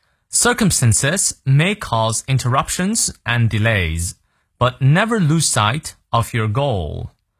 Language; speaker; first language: English; non-native, fluent; Chinese